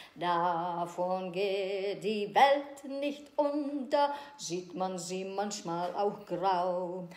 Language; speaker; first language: German; non-native, learner; Czech